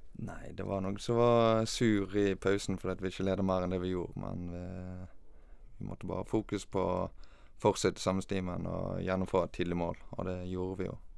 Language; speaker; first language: Norwegian; native; Norwegian